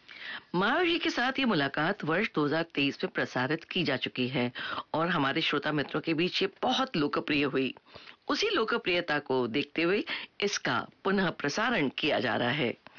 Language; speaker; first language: Hindi; native; Hindi